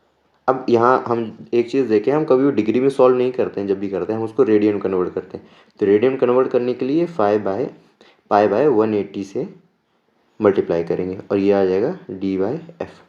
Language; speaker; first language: Hindi; native; Hindi